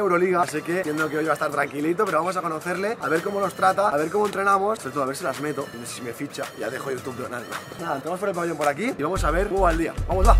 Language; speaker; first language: Spanish; native; Spanish